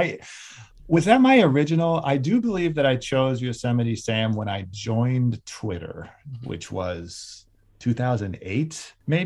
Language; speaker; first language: English; native; English